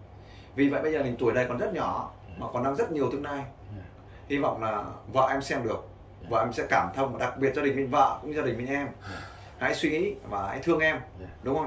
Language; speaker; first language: Vietnamese; native; Vietnamese